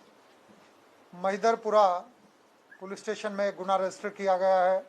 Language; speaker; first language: Hindi; non-native, local second language; Gujarati